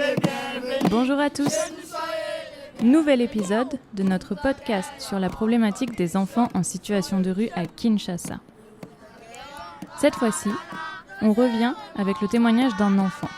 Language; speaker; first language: French; native; French